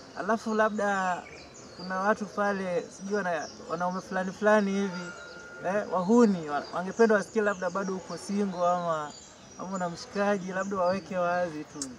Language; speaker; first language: Swahili; native; Swahili